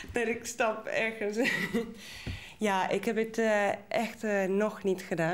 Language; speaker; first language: Dutch; non-native, learner; Spanish